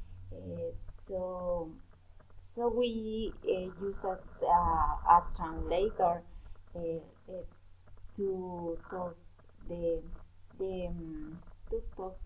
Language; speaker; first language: English; non-native, learner; Spanish